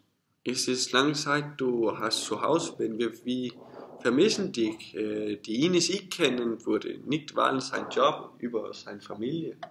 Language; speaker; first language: German; non-native, learner; Danish